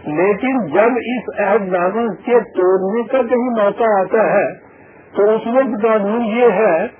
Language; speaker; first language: Urdu; non-native, local second language; Punjabi